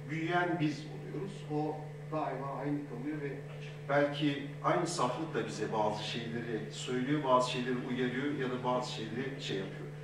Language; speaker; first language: Turkish; native; Turkish